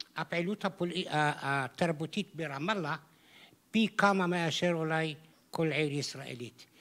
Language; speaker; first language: Hebrew; non-native, local second language; Arabic